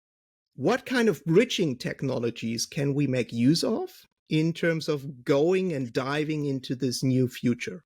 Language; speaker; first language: English; non-native, fluent; German